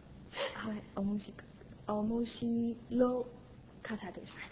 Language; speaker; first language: Japanese; non-native, learner; Chinese